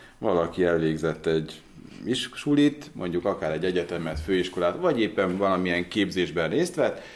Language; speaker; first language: Hungarian; native; Hungarian